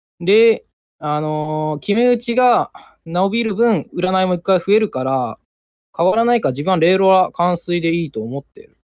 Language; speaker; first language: Japanese; native; Japanese